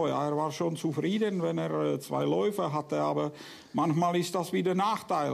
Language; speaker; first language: German; non-native, fluent; Czech